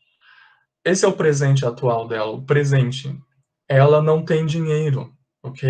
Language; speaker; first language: Portuguese; native; Portuguese